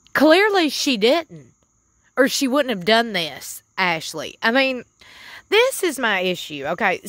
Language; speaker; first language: English; native; English